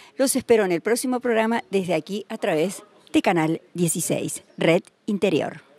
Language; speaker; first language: Spanish; native; Spanish